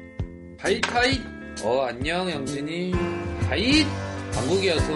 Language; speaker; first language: Korean; native; Korean